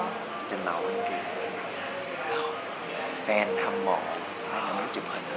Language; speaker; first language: Vietnamese; early bilingual, heritage; Vietnamese